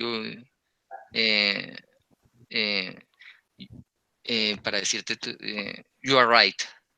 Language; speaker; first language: English; non-native, learner; Spanish